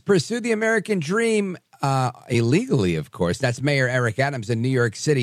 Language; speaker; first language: English; native; English